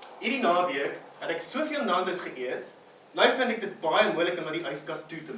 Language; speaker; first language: Afrikaans; non-native, fluent; English